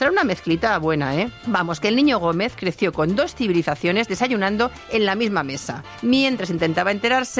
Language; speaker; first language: Spanish; native; Spanish